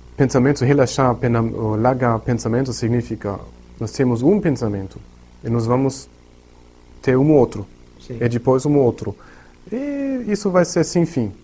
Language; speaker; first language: Portuguese; non-native, learner; German